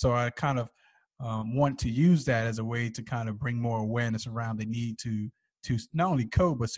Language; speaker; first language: English; native; English